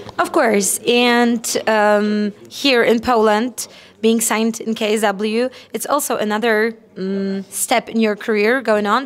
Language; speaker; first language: English; non-native, fluent; Polish